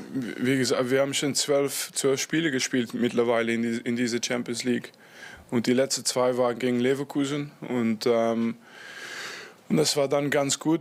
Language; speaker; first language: German; non-native, fluent; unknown